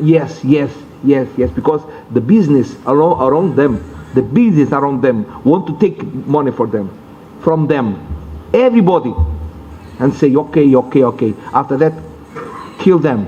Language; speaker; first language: English; non-native, learner; Portuguese